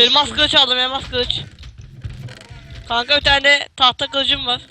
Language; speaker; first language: Turkish; native; Turkish